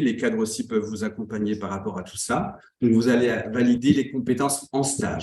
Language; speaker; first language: French; native; French